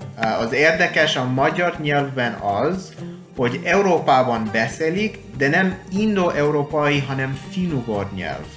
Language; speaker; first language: Hungarian; non-native, learner; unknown